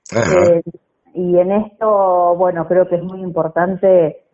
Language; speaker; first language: Spanish; native; Spanish